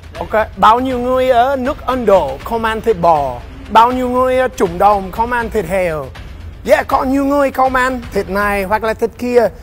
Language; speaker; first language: Vietnamese; non-native, fluent; English